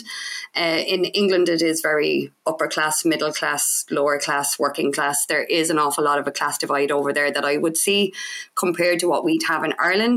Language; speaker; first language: English; native; English